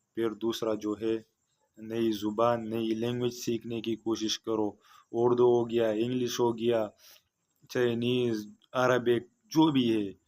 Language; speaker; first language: Urdu; non-native, local second language; Pashto